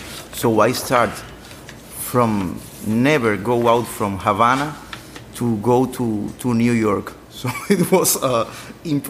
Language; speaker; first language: English; non-native, learner; Spanish